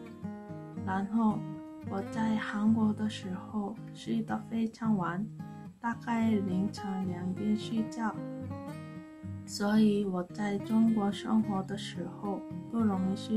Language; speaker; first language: Chinese; non-native, learner; Korean